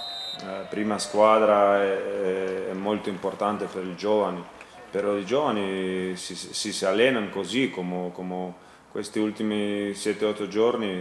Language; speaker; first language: Italian; non-native, learner; Croatian